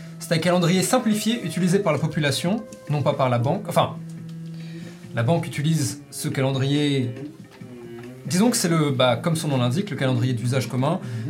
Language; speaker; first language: French; native; French